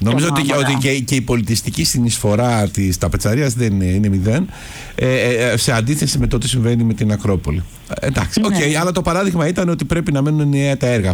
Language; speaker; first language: Greek; native; Greek